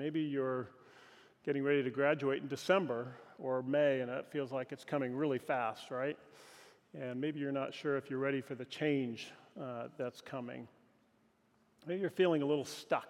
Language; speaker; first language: English; native; English